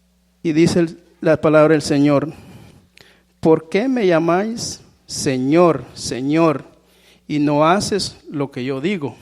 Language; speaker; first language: Spanish; native; Spanish